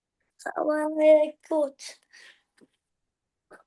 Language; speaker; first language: English; non-native, learner; Vietnamese